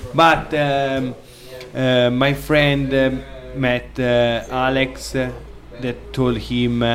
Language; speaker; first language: English; non-native, learner; Italian